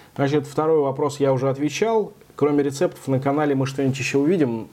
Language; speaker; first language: Russian; native; Russian